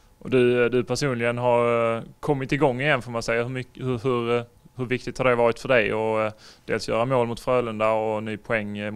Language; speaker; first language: Swedish; native; Swedish